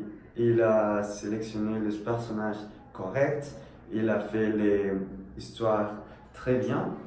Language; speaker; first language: French; non-native, learner; Spanish